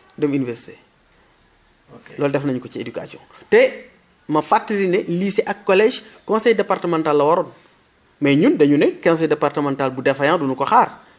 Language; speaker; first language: Wolof; native; Wolof